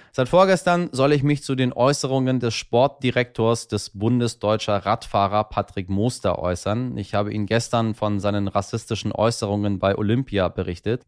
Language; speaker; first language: German; early bilingual, other home language; Persian